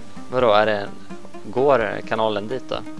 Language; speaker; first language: Swedish; native; Swedish